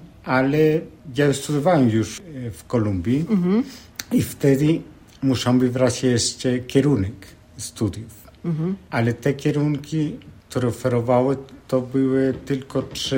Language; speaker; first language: Polish; non-native, fluent; Spanish